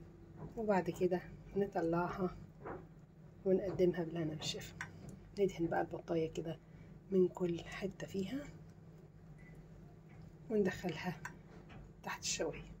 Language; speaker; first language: Arabic; native; Arabic